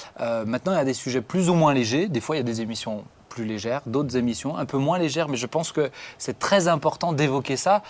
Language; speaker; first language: French; native; French